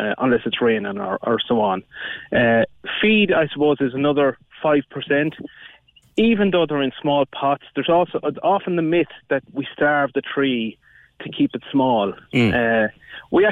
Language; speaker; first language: English; native; English